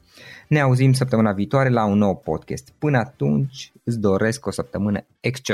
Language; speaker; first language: Romanian; native; Romanian